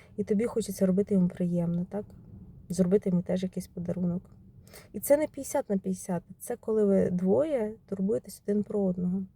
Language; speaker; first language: Ukrainian; non-native, local second language; Russian